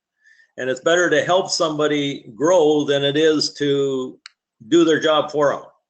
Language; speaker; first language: English; native; English